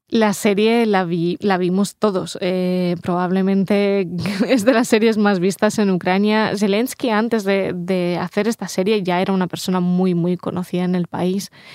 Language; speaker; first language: Spanish; early bilingual, other home language; Russian